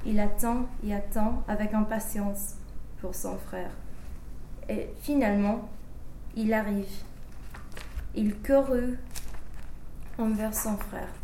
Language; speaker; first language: French; non-native, learner; English